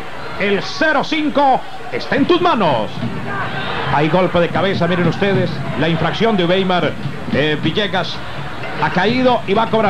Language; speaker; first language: Spanish; native; Spanish